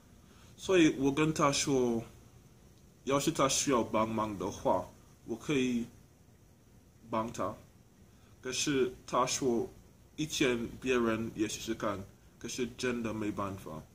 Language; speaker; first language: Chinese; non-native, learner; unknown